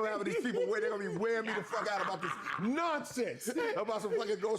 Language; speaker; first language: English; native; English